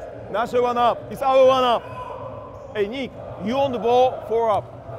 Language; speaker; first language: English; non-native, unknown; Polish